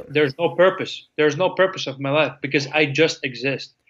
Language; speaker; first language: English; non-native, fluent; Latvian